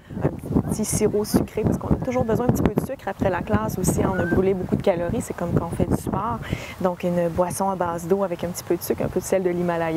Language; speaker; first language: French; native; French